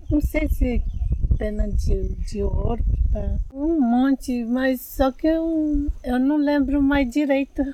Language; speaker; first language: Portuguese; non-native, local second language; Guarani